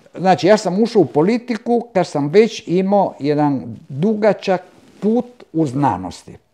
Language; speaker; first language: Croatian; non-native, local second language; Italian